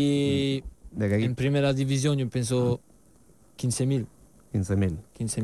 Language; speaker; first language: Spanish; non-native, learner; French